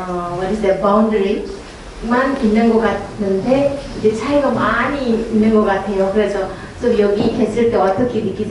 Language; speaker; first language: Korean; non-native, fluent; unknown